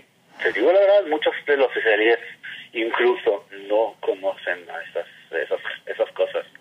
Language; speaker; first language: Spanish; non-native, fluent; Hebrew